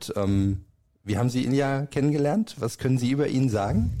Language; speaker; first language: German; native; German